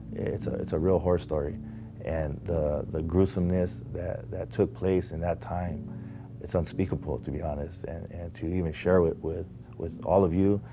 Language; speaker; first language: English; native; English